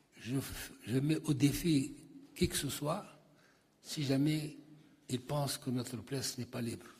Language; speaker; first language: French; non-native, local second language; Arabic